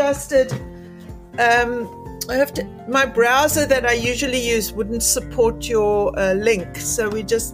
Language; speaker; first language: English; native; English